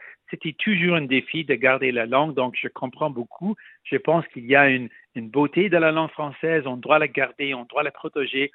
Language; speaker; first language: French; non-native, local second language; Punjabi